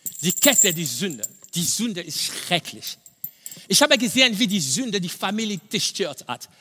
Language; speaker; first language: German; non-native, fluent; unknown